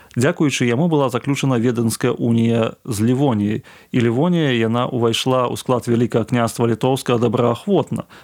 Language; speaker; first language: Belarusian; native; Belarusian